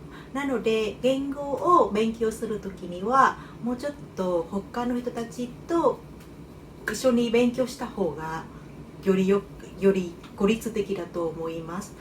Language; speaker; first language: Japanese; non-native, fluent; Vietnamese